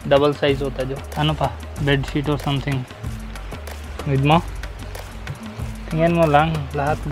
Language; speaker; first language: Filipino; non-native, learner; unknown